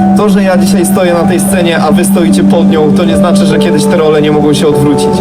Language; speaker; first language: Polish; native; Polish